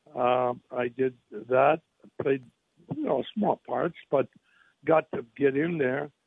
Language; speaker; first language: English; native; English